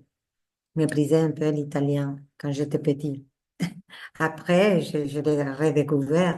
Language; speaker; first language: French; non-native, fluent; Spanish